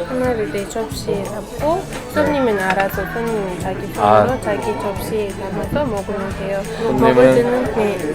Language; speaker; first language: Korean; non-native, fluent; Uzbek